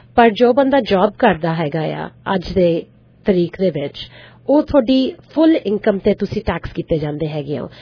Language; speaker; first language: Punjabi; early bilingual, heritage; Punjabi